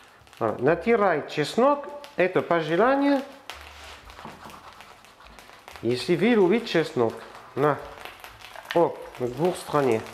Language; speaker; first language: Russian; non-native, learner; French